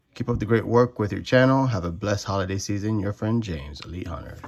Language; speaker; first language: English; native; English